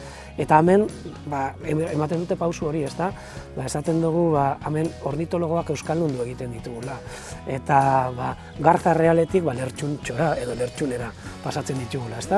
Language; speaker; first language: Basque; native; Basque